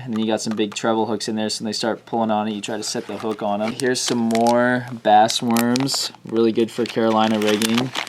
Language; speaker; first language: English; native; English